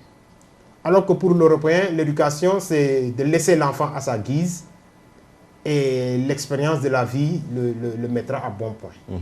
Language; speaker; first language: French; non-native, local second language; Wolof